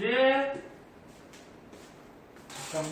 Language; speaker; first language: Korean; native; Korean